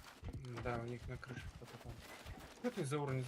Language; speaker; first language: Russian; native; Russian